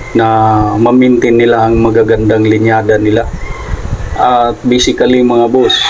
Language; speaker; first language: Filipino; non-native, local second language; Cebuano